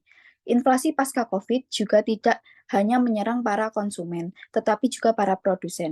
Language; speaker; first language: Indonesian; native; Indonesian